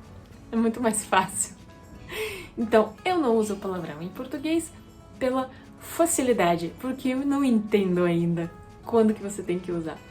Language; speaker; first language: Portuguese; non-native, fluent; Russian